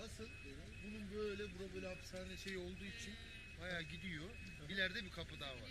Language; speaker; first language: Turkish; native; Turkish